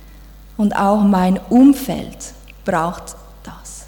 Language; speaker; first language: German; non-native, fluent; French